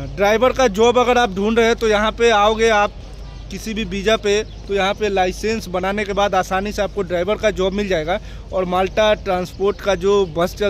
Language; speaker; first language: Hindi; native; Hindi